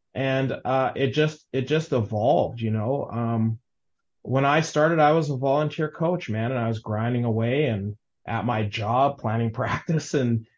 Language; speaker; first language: English; native; English